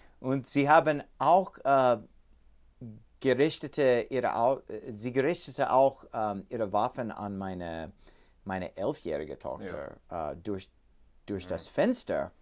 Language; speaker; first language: German; non-native, learner; English